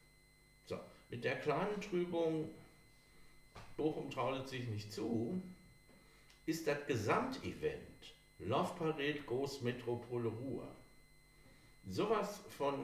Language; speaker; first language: German; native; German